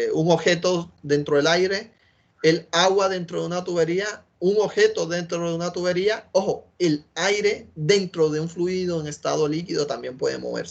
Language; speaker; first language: Spanish; native; Spanish